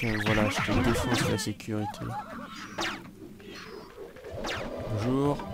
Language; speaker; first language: French; native; French